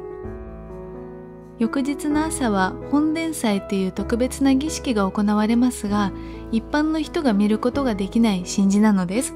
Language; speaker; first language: Japanese; non-native, fluent; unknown